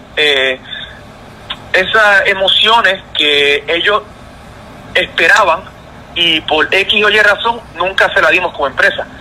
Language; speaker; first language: Spanish; native; Spanish